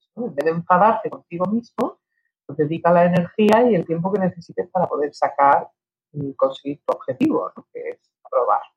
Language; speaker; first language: Spanish; early bilingual, heritage; Spanish